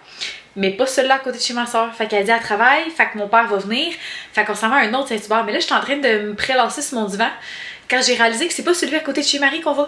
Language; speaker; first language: French; native; French